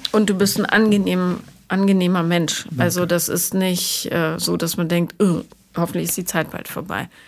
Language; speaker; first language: German; native; German